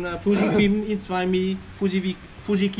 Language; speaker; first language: English; non-native, learner; Vietnamese